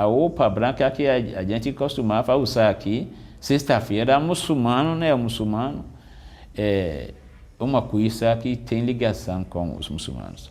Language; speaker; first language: Portuguese; non-native, fluent; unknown